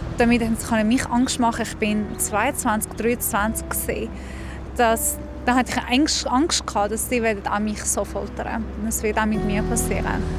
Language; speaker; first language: German; non-native, fluent; Persian